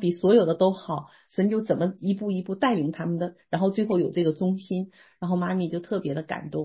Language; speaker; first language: Chinese; native; Chinese